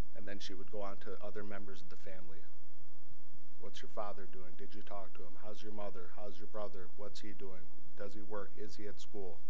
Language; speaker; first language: English; native; English